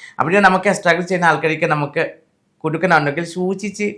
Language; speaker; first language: Malayalam; non-native, fluent; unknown